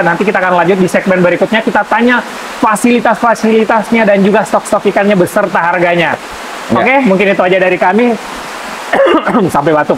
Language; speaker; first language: Indonesian; native; Indonesian